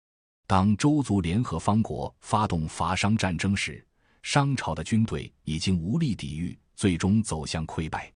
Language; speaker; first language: Chinese; native; Chinese